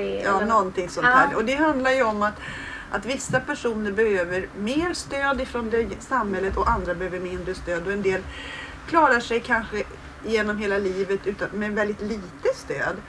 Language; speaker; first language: Swedish; native; Swedish